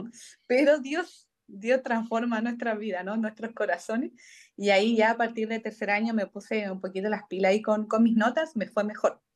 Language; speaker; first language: Spanish; native; Spanish